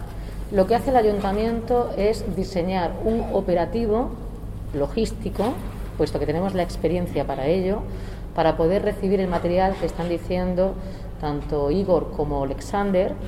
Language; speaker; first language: Spanish; native; Spanish